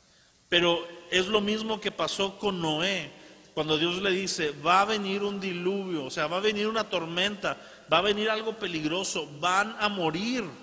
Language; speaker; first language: Spanish; native; Spanish